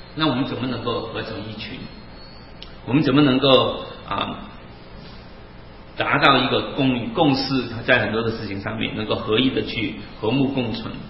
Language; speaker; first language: Chinese; non-native, local second language; Cantonese